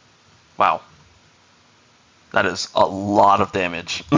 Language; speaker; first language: English; native; English